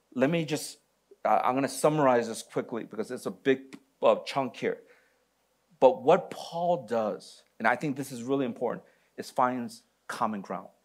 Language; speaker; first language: English; native; English